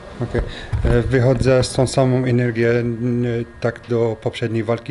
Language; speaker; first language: Polish; non-native, learner; French